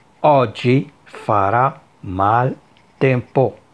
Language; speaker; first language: Italian; non-native, fluent; Arabic